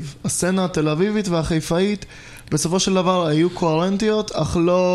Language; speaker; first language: Hebrew; native; Hebrew